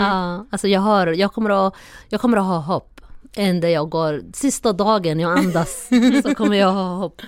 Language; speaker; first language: Swedish; non-native, fluent; Somali